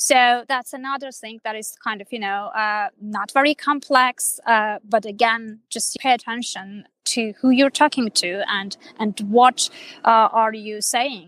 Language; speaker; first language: English; non-native, fluent; Armenian